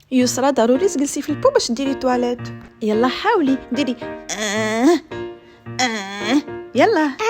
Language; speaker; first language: Arabic; native; Arabic